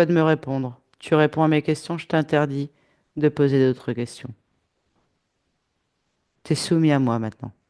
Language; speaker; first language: French; native; French